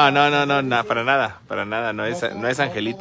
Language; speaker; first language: Spanish; native; Spanish